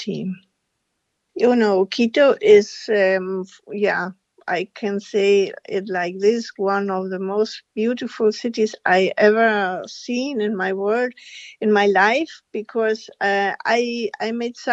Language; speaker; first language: English; non-native, fluent; Spanish